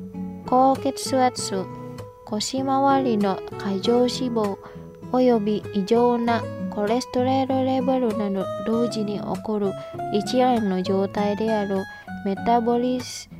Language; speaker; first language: Japanese; non-native, fluent; Indonesian